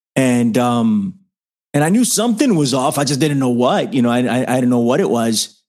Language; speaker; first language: English; native; English